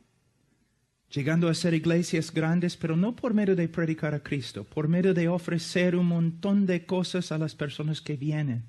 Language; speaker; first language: Spanish; non-native, fluent; English